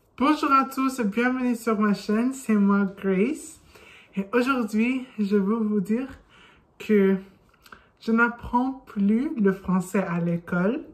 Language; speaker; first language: French; non-native, learner; English